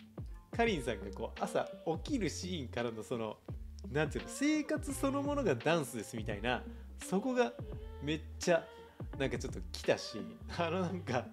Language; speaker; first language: Japanese; native; Japanese